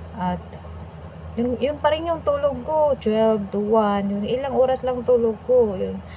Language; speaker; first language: Filipino; non-native, local second language; Cebuano